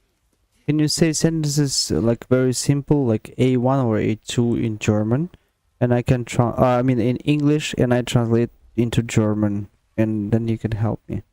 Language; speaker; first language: English; non-native, fluent; Russian